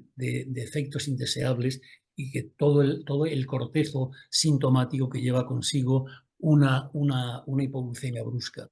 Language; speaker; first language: Spanish; native; Spanish